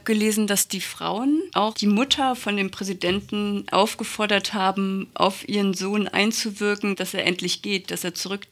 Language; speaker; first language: German; native; German